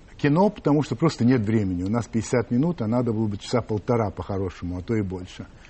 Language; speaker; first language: Russian; non-native, fluent; French